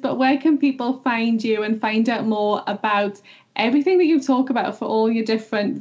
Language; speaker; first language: English; native; English